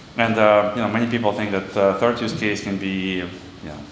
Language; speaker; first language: English; non-native, fluent; Russian